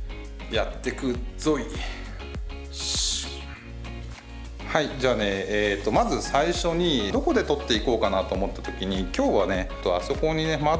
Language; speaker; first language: Japanese; native; Japanese